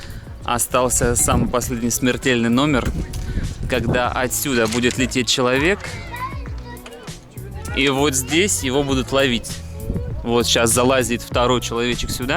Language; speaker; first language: Russian; native; Russian